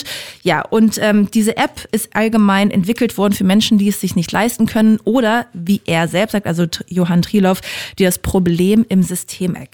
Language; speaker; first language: German; native; German